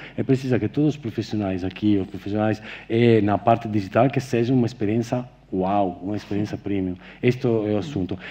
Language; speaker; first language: Portuguese; non-native, fluent; Italian